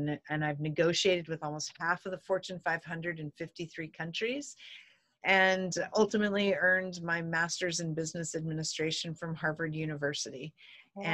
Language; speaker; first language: English; native; English